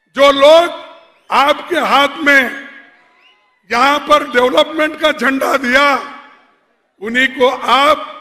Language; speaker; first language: Hindi; non-native, local second language; Kannada